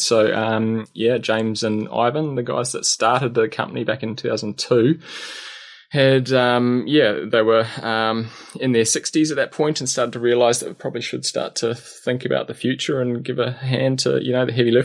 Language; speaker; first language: English; native; English